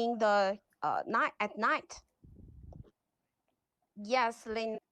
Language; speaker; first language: English; non-native, learner; Chinese